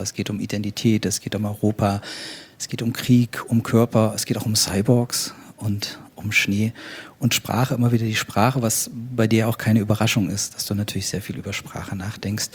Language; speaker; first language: German; native; German